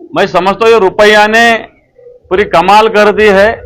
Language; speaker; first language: Hindi; non-native, local second language; Marathi